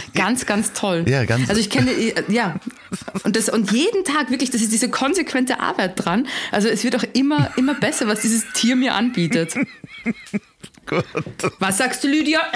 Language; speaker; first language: German; native; German